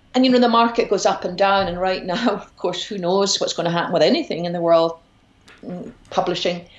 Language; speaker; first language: English; native; English